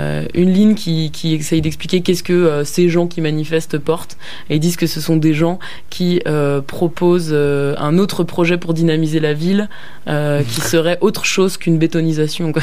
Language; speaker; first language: French; native; French